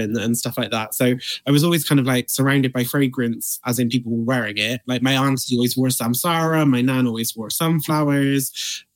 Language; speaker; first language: English; native; English